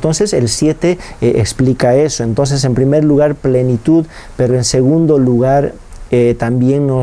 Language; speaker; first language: Spanish; native; Spanish